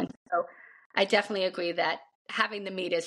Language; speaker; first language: English; native; English